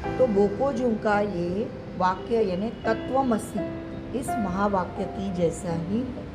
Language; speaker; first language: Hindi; non-native, local second language; Marathi